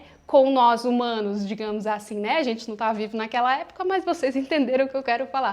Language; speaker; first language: Portuguese; native; Portuguese